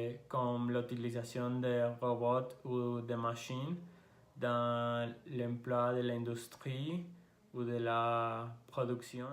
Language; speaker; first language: French; non-native, learner; Spanish